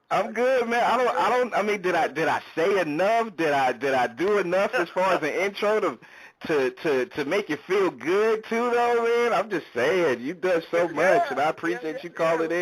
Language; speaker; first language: English; native; English